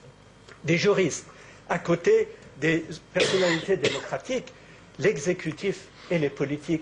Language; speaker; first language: French; native; French